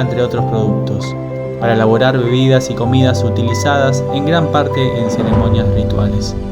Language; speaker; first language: Spanish; native; Spanish